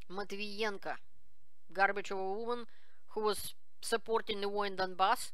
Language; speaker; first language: English; non-native, fluent; Russian